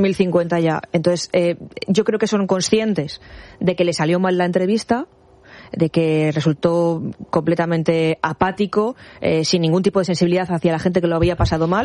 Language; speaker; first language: Spanish; native; Spanish